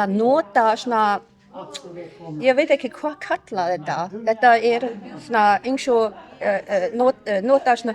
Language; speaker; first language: Icelandic; non-native, learner; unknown